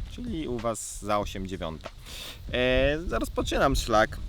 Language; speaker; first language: Polish; native; Polish